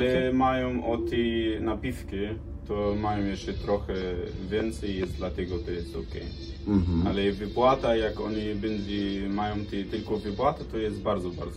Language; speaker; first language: Polish; non-native, learner; Arabic